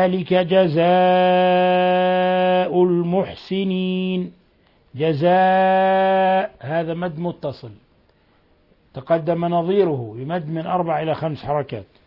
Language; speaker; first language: Arabic; native; Arabic